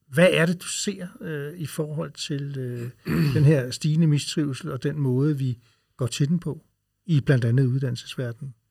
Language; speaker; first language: Danish; native; Danish